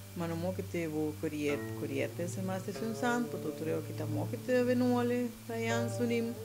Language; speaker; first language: Lithuanian; non-native, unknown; Spanish